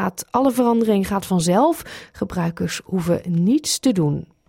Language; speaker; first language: Dutch; native; Dutch